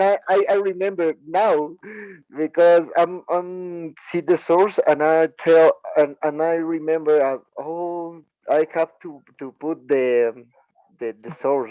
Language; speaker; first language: English; non-native, learner; Spanish